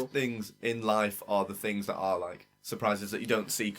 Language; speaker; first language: English; native; English